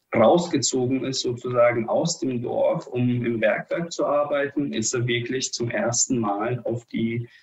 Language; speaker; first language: German; early bilingual, other home language; Russian